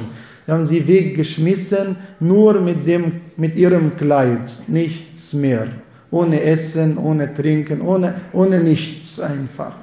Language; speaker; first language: German; non-native, fluent; Arabic